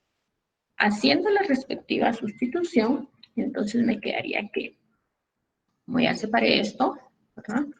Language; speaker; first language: Spanish; native; Spanish